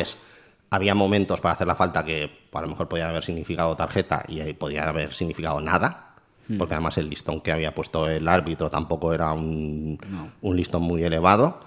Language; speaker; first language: Spanish; native; Spanish